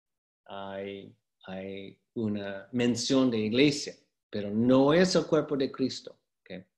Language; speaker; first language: Spanish; non-native, fluent; English